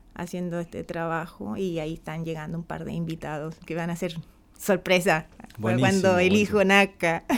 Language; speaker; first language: Spanish; native; Spanish